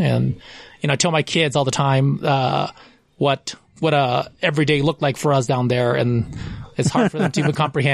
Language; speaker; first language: English; non-native, fluent; Spanish